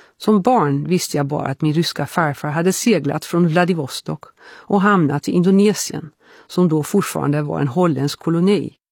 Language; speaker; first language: Swedish; early bilingual, heritage; Swedish